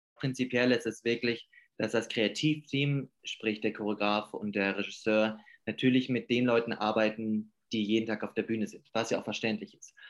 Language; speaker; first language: German; native; German